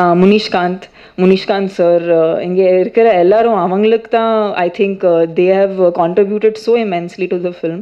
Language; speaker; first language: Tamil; non-native, fluent; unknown